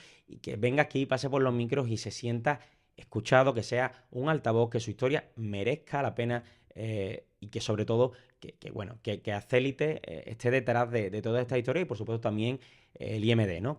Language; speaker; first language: Spanish; native; Spanish